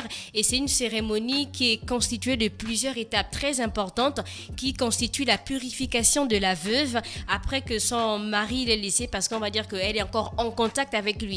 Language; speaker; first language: French; native; French